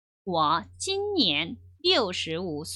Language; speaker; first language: Chinese; non-native, fluent; Korean